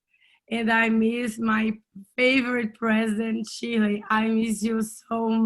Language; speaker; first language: English; non-native, learner; Portuguese